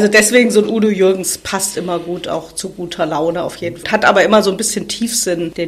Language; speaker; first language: German; native; German